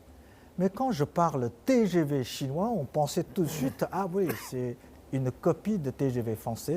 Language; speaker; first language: French; non-native, fluent; Chinese